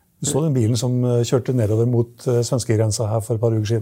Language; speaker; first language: Norwegian; native; Norwegian